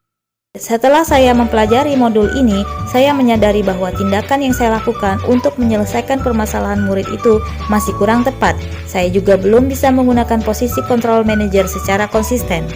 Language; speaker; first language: Indonesian; native; Indonesian